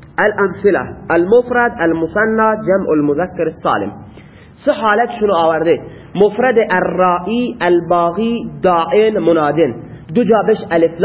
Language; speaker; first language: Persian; non-native, local second language; Baluchi